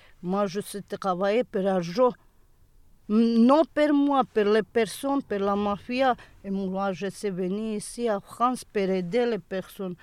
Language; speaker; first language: French; non-native, learner; Serbian